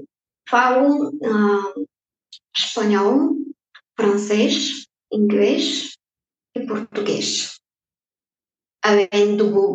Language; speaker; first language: Portuguese; non-native, fluent; Bulgarian